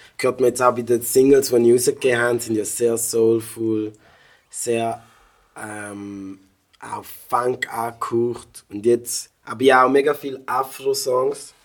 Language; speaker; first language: German; native; German